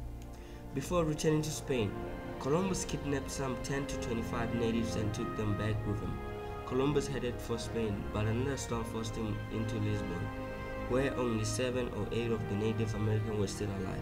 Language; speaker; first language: English; non-native, fluent; Southern Sotho